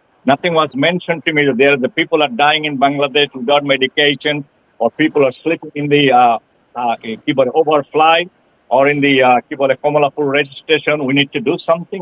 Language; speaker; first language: English; non-native, local second language; Bangla